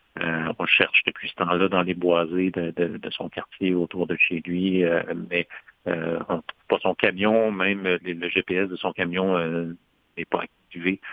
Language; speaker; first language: French; native; French